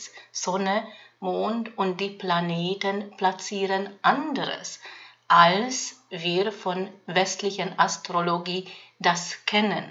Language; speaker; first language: German; non-native, fluent; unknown